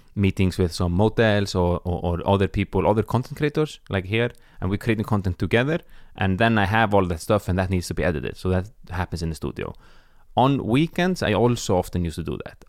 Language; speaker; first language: English; non-native, fluent; Icelandic